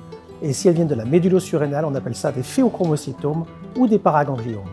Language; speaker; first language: French; native; French